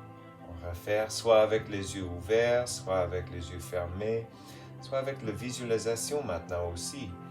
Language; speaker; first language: French; non-native, fluent; English